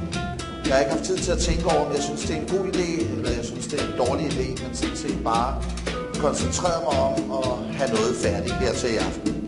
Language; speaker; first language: Danish; native; Danish